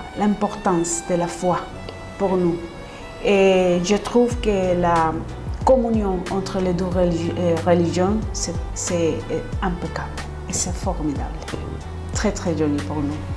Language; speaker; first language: French; non-native, fluent; Spanish